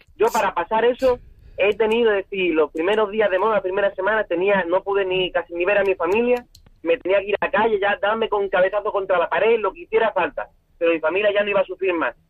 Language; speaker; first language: Spanish; native; Spanish